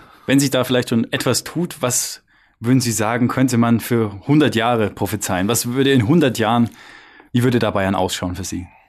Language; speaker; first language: German; native; German